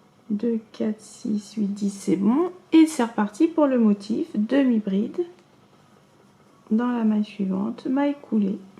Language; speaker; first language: French; native; French